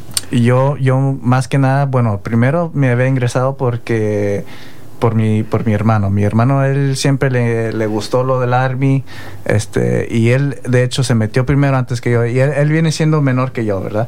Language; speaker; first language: Spanish; early bilingual, heritage; Spanish